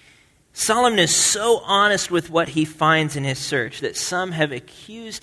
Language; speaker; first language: English; native; English